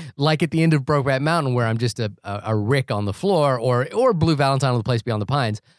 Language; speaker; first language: English; native; English